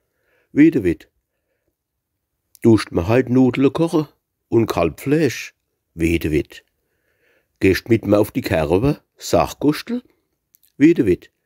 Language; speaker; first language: German; native; German